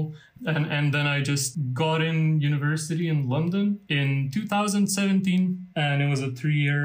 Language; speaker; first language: English; non-native, fluent; Lithuanian